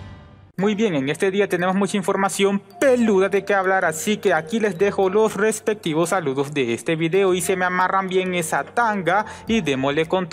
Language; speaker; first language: Spanish; native; Spanish